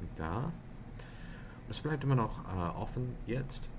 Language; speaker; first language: German; non-native, learner; English